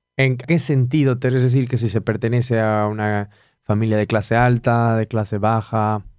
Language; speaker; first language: Spanish; native; Spanish